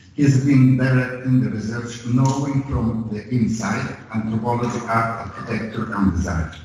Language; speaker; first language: English; non-native, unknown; Italian